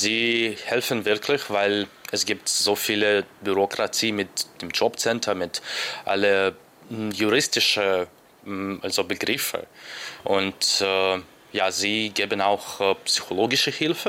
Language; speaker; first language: German; non-native, learner; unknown